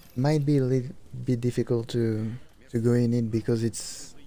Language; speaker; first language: English; non-native, fluent; French